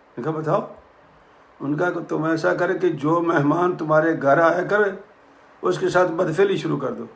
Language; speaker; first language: Urdu; non-native, local second language; Punjabi